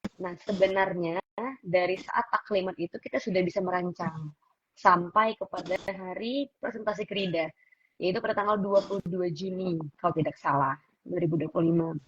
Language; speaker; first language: Indonesian; native; Indonesian